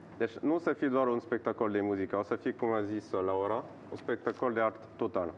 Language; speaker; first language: Romanian; non-native, learner; French